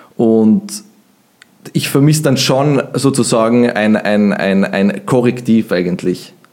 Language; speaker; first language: German; early bilingual, other home language; Bosnian